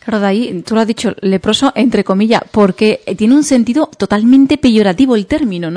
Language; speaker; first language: Spanish; native; Spanish